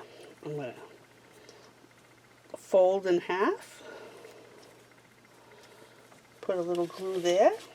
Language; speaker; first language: English; native; English